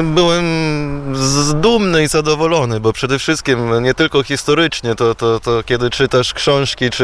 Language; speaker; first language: Polish; non-native, fluent; Italian